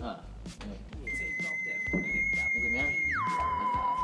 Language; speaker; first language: Chinese; non-native, learner; English